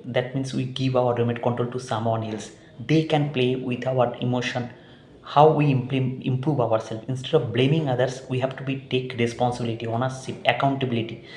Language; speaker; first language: English; non-native, local second language; Bangla